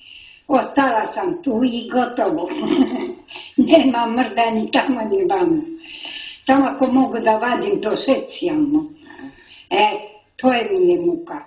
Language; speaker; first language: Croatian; non-native, local second language; Romany